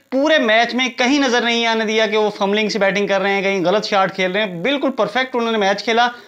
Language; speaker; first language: Urdu; native; Urdu